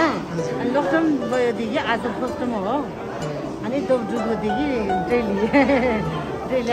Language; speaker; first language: Nepali; non-native, local second language; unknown